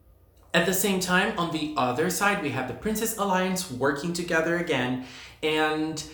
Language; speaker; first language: English; non-native, fluent; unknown